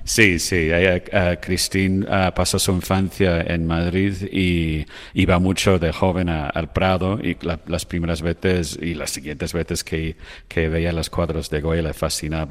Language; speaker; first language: Spanish; non-native, fluent; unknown